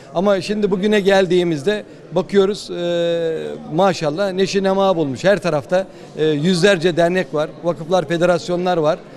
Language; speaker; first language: Turkish; native; Turkish